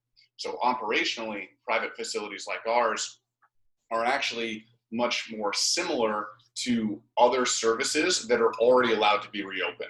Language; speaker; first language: English; native; English